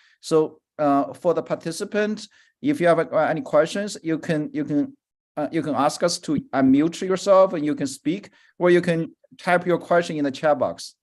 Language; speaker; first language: English; non-native, fluent; Chinese